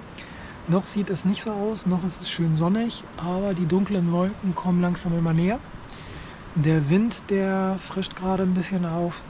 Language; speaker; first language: German; native; German